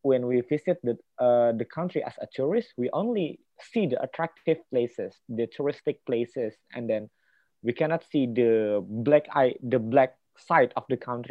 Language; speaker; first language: English; non-native, fluent; Indonesian